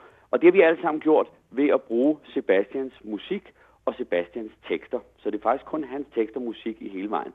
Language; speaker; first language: Danish; native; Danish